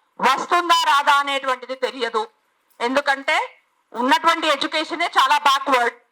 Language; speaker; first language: Telugu; native; Telugu